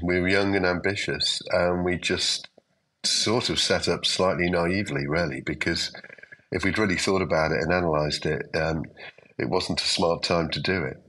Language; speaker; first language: English; native; English